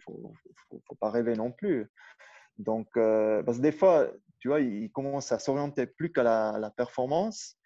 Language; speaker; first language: French; non-native, local second language; German